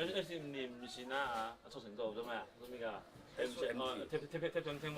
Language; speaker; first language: Chinese; native; Chinese